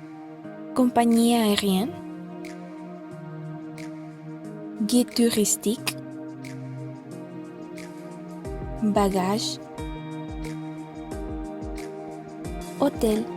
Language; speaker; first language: French; non-native, fluent; Spanish